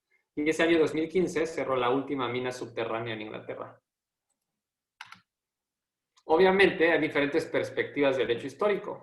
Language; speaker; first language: Spanish; native; Spanish